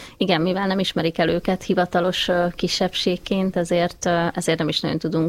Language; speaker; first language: Hungarian; native; Hungarian